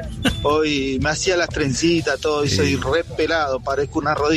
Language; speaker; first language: Spanish; native; Spanish